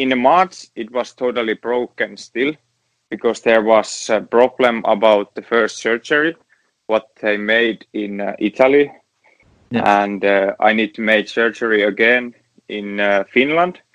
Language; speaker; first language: English; non-native, learner; Finnish